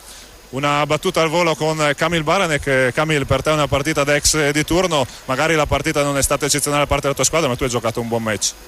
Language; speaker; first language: Italian; native; Italian